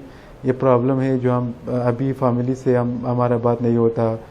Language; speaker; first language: Hindi; non-native, learner; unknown